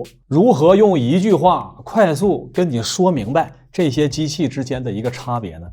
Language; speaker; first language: Chinese; native; Chinese